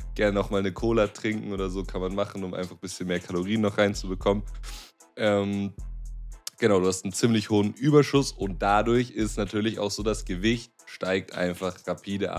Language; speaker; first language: German; native; German